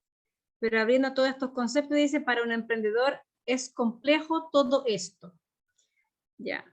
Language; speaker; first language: Spanish; native; Spanish